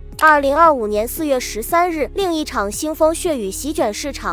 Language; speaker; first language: Chinese; native; Chinese